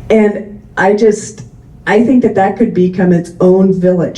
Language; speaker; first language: English; native; English